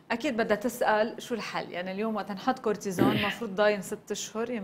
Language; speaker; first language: Arabic; native; Arabic